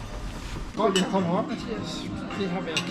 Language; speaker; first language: Danish; native; Danish